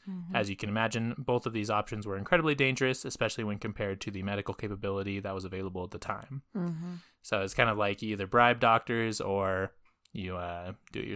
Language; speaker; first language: English; native; English